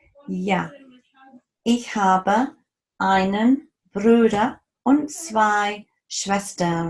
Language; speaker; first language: German; non-native, fluent; English